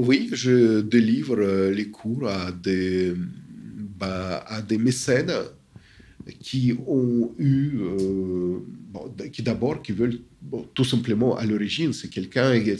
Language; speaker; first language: French; non-native, fluent; Russian